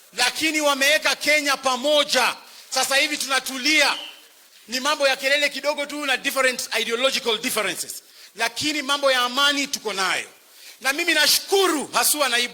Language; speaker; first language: Swahili; non-native, local second language; Luyia